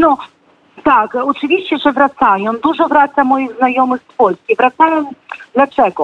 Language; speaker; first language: Polish; non-native, fluent; Ukrainian